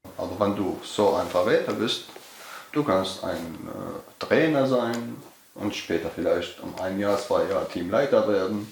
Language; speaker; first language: German; non-native, learner; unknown